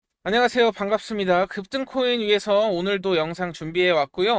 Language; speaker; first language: Korean; native; Korean